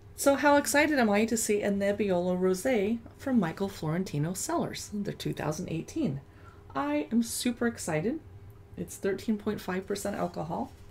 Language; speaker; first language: English; native; English